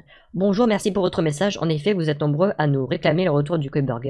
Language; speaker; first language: French; native; French